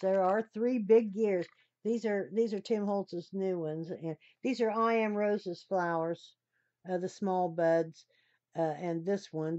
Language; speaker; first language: English; native; English